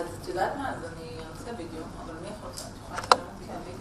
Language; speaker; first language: Hebrew; native; Hebrew